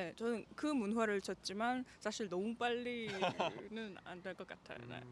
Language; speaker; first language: Korean; non-native, fluent; Georgian